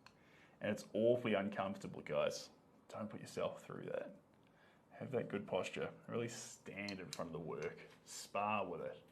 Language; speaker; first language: English; native; English